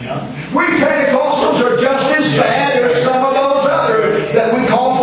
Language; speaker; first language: English; native; English